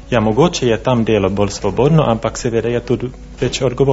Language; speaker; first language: Slovenian; non-native, fluent; Finnish